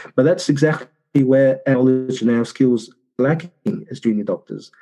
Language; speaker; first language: English; early bilingual, other home language; Arabic